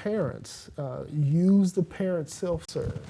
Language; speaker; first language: English; native; English